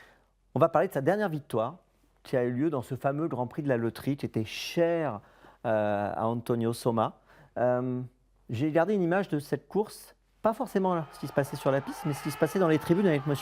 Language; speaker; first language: French; native; French